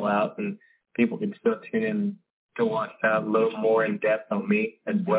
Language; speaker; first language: English; native; English